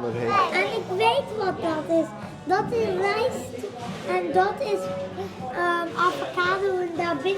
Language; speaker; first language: Dutch; early bilingual, other home language; Persian